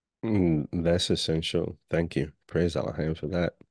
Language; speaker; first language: English; native; English